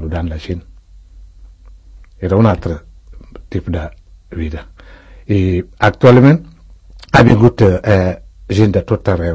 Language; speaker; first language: Catalan; non-native, fluent; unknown